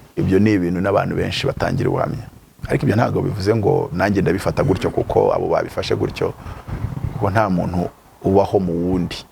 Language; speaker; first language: Kinyarwanda; native; Kinyarwanda